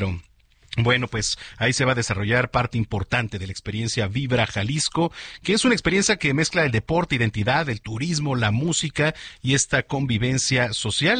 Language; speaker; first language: Spanish; native; Spanish